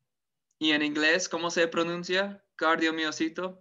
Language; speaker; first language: Spanish; non-native, fluent; English